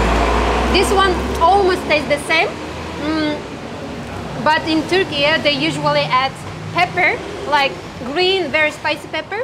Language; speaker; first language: English; non-native, fluent; Kazakh